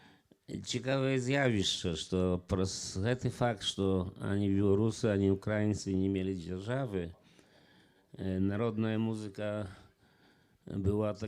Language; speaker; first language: Polish; non-native, local second language; Belarusian